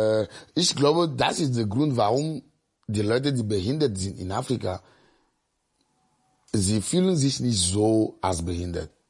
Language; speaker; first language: German; non-native, learner; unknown